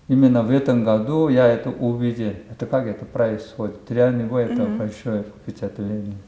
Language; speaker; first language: Russian; non-native, learner; Korean